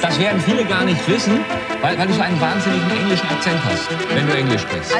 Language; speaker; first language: German; native; German